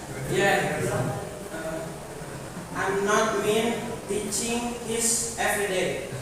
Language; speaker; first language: English; non-native, learner; Indonesian